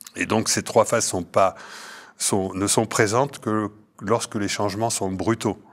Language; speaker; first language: French; native; French